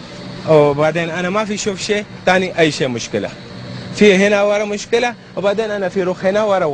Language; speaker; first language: Arabic; non-native, learner; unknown